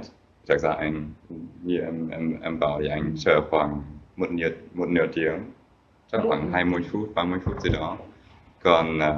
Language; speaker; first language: Vietnamese; non-native, fluent; German